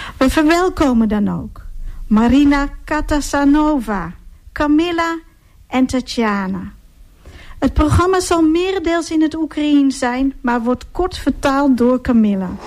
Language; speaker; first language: Dutch; native; Dutch